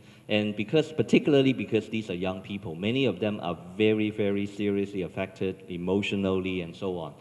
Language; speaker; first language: English; non-native, local second language; Cantonese